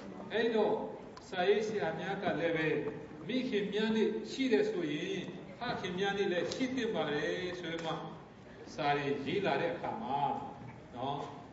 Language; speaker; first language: English; non-native, fluent; Burmese